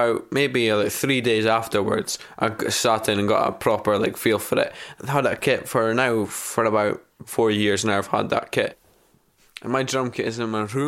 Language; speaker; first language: English; native; English